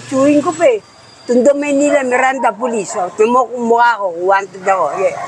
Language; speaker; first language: Filipino; native; Filipino